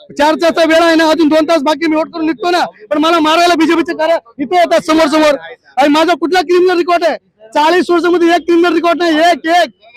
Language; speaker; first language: Marathi; non-native, local second language; Lambadi